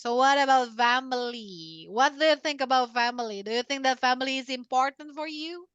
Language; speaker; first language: English; non-native, fluent; Indonesian